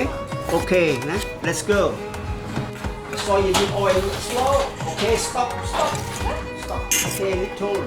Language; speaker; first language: English; non-native, learner; Khmer